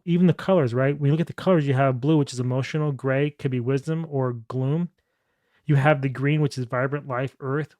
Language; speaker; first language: English; native; English